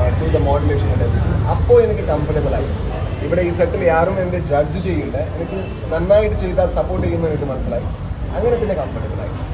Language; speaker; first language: Malayalam; non-native, local second language; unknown